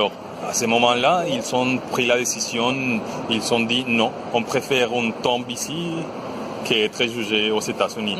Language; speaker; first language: French; non-native, fluent; Spanish